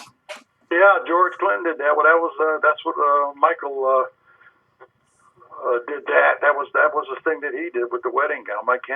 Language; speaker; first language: English; native; English